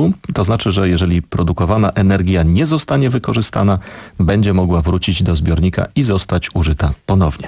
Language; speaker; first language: Polish; native; Polish